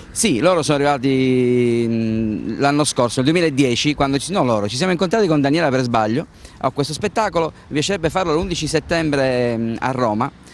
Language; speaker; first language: Italian; native; Italian